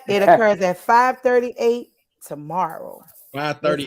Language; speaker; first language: English; native; English